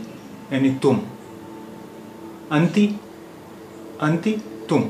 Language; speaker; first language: Urdu; native; Urdu